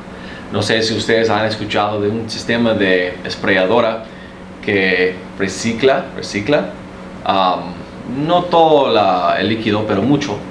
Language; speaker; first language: Spanish; early bilingual, heritage; Spanish